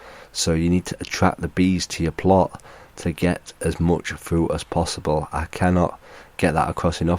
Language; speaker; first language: English; native; English